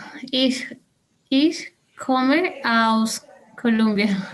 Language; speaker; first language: German; non-native, learner; Spanish